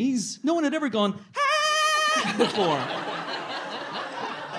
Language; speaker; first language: English; native; English